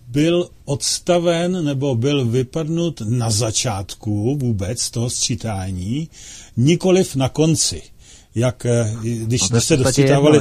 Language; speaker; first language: Czech; native; Czech